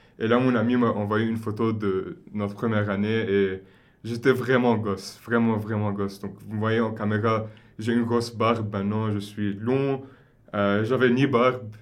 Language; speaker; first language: French; non-native, local second language; Arabic